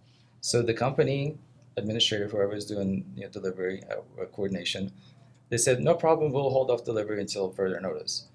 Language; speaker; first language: English; non-native, fluent; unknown